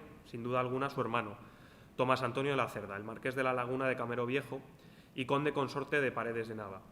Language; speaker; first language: Spanish; native; Spanish